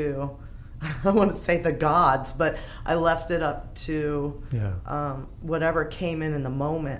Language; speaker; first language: English; native; English